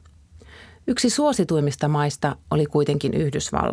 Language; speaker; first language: Finnish; native; Finnish